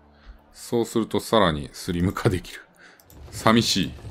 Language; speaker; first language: Japanese; native; Japanese